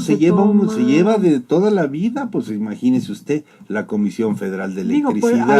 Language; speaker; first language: Spanish; native; Spanish